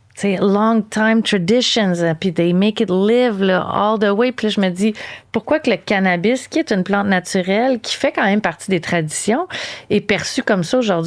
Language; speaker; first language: French; native; French